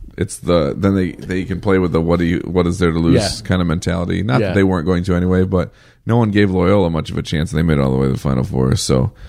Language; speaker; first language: English; native; English